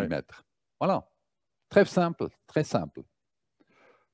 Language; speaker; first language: French; non-native, fluent; German